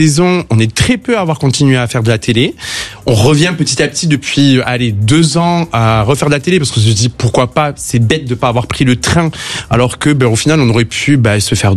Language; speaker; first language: French; native; French